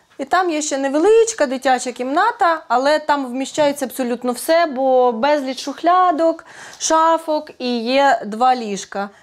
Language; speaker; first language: Ukrainian; native; Ukrainian